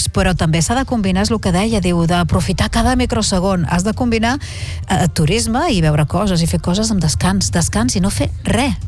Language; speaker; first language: Catalan; native; Catalan